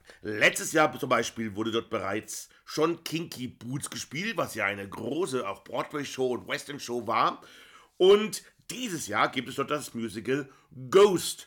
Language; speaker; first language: German; native; German